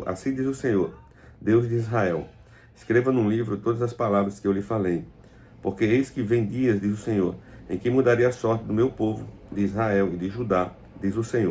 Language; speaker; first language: Portuguese; native; Portuguese